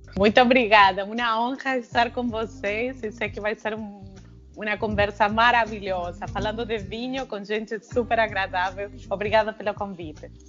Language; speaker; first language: Portuguese; non-native, fluent; Spanish